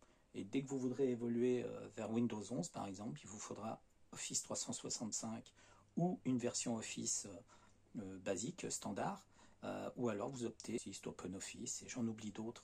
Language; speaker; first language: French; native; French